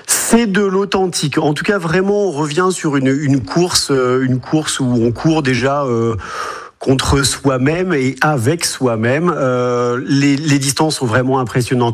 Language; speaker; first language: French; native; French